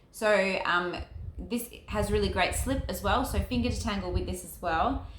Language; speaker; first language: English; native; English